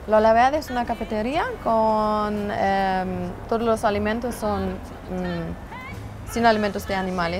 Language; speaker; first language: Spanish; non-native, learner; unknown